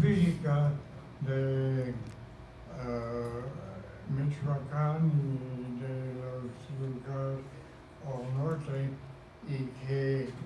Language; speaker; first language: Spanish; non-native, fluent; English